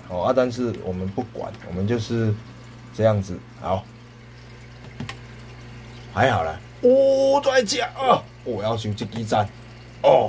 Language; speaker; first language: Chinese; non-native, local second language; Min Nan Chinese